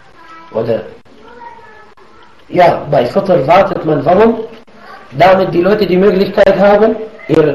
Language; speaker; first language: German; non-native, fluent; Arabic